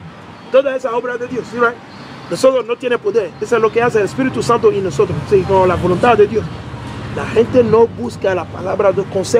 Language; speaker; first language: Spanish; non-native, learner; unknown